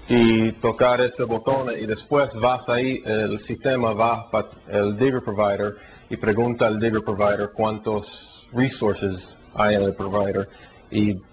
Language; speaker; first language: Spanish; early bilingual, heritage; Spanish